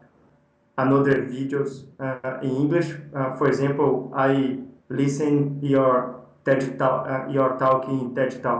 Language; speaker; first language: English; non-native, learner; Portuguese